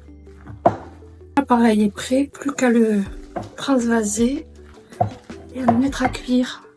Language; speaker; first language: French; native; French